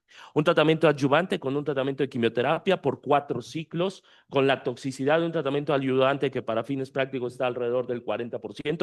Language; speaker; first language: Spanish; native; Spanish